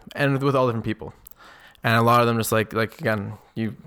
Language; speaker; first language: English; native; English